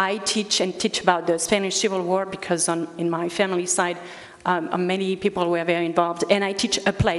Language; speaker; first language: English; early bilingual, other home language; Spanish